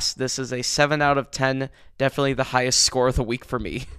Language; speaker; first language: English; early bilingual, other home language; Spanish